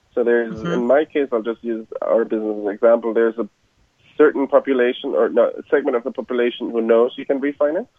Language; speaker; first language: English; non-native, fluent; German